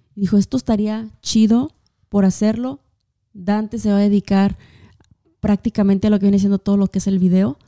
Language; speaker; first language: Spanish; native; Spanish